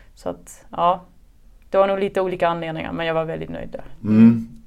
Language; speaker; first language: Swedish; non-native, fluent; Dutch